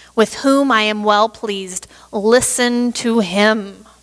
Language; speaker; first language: English; native; English